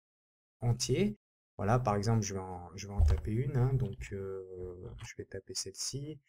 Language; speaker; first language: French; native; French